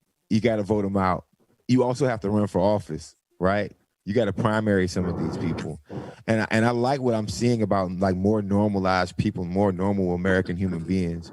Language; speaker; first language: English; native; English